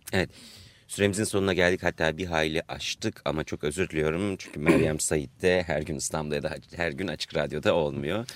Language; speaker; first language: Turkish; native; Turkish